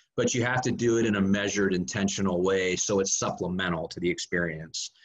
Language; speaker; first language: English; native; English